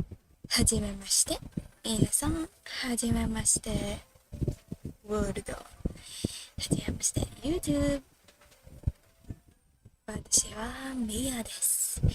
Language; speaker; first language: Japanese; non-native, learner; Filipino